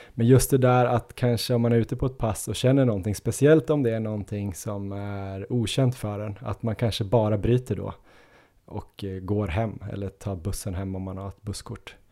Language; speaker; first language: Swedish; native; Swedish